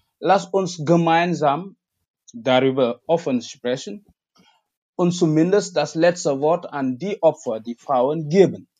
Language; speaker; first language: German; non-native, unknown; Wolof